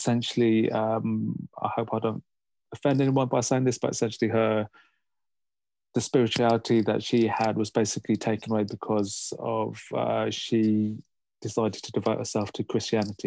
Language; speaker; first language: English; native; English